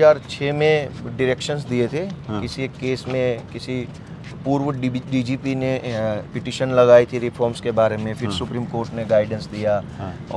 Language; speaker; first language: Hindi; non-native, local second language; Gujarati